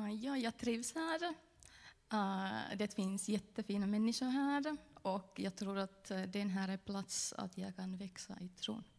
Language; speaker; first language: Swedish; non-native, fluent; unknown